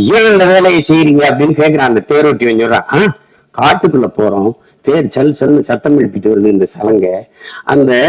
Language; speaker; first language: Tamil; native; Tamil